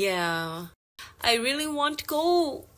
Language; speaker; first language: English; non-native, learner; Korean